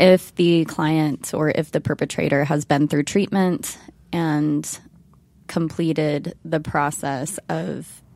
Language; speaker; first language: English; native; English